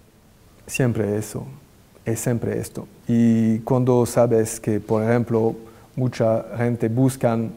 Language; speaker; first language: Spanish; non-native, fluent; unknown